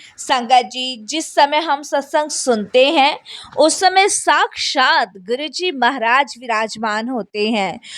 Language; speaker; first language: Hindi; native; Hindi